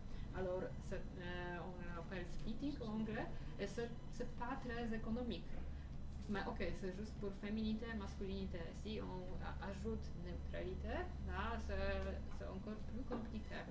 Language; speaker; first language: French; non-native, fluent; Polish